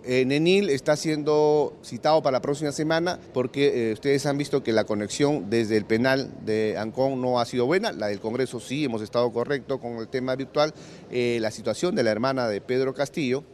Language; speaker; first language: Spanish; native; Spanish